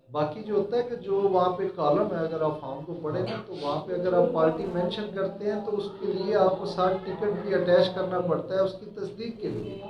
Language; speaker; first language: Urdu; non-native, local second language; Punjabi